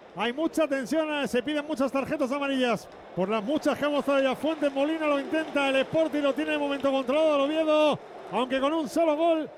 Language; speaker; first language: Spanish; native; Spanish